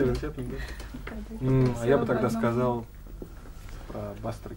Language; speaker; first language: Russian; native; Russian